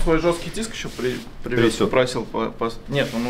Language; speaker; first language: Russian; native; Russian